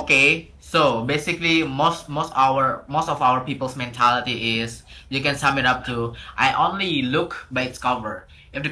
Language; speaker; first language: English; non-native, fluent; Indonesian